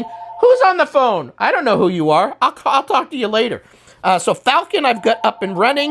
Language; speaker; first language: English; native; English